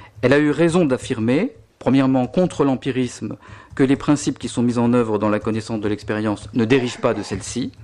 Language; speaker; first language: French; native; French